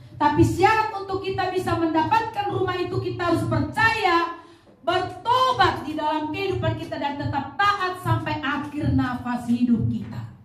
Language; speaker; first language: Indonesian; native; Indonesian